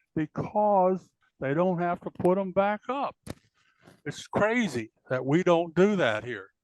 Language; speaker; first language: English; native; English